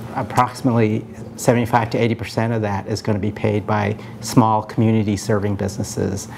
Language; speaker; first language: English; native; English